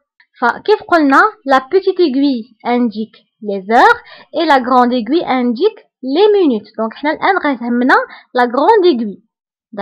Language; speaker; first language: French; non-native, local second language; Arabic